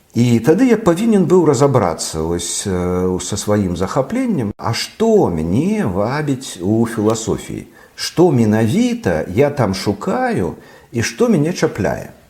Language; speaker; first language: Belarusian; non-native, local second language; Russian